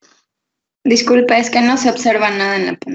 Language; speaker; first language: Spanish; native; Spanish